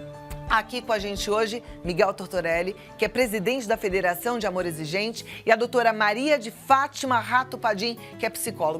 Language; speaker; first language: Portuguese; native; Portuguese